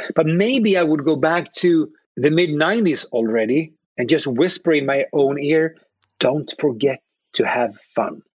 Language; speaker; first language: English; non-native, fluent; Swedish